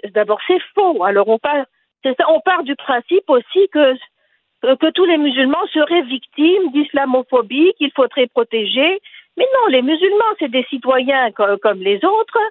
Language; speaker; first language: French; non-native, local second language; Arabic